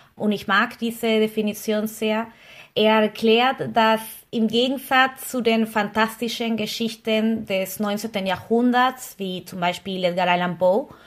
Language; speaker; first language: German; non-native, fluent; Spanish